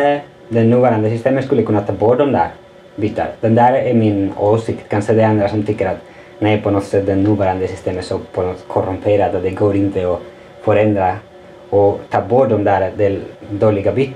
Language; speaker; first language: Swedish; non-native, fluent; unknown